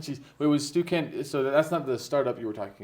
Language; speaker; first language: English; native; English